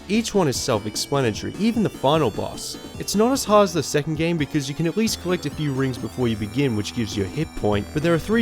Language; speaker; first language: English; native; English